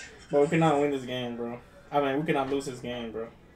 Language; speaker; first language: English; early bilingual, other home language; Spanish